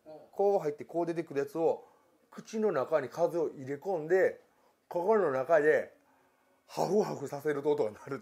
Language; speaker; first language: Japanese; native; Japanese